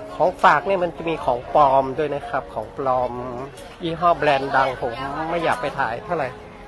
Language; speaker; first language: Thai; native; Thai